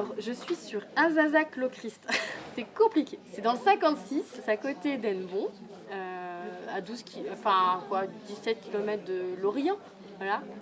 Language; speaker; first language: French; native; French